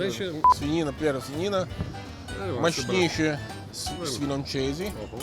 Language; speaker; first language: Russian; non-native, fluent; Italian